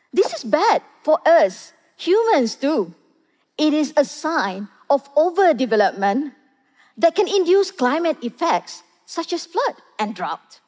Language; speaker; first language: English; non-native, local second language; Malay